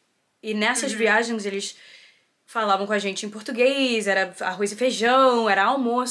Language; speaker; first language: Portuguese; early bilingual, heritage; Portuguese